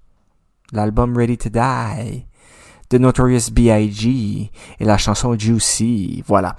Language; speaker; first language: French; native; French